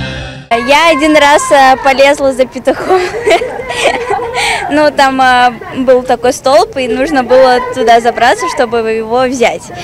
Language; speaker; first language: Russian; native; Russian